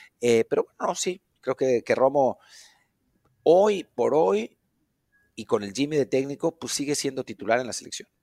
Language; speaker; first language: Spanish; native; Spanish